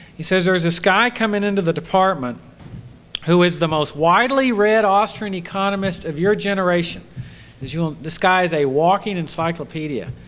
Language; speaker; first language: English; native; English